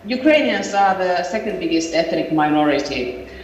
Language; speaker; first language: English; non-native, fluent; Finnish